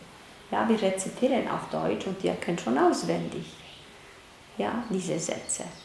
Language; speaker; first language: German; non-native, fluent; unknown